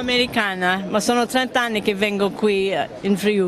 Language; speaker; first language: Italian; early bilingual, heritage; English